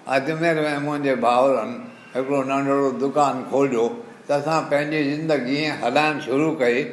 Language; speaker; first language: Sindhi; native; Sindhi